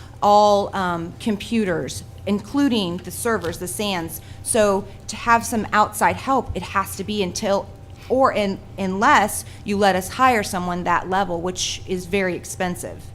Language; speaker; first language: English; native; English